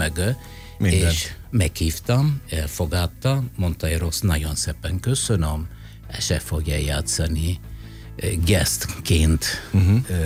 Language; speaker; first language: Hungarian; non-native, fluent; Italian